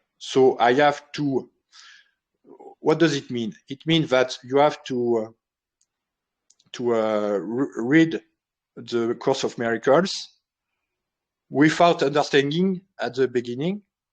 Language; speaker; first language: English; non-native, learner; French